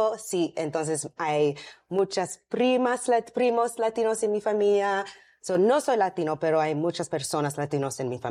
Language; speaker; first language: Spanish; non-native, learner; English